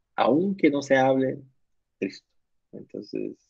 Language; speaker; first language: Spanish; non-native, learner; Portuguese